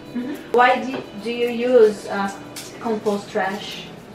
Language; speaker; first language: English; non-native, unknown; Portuguese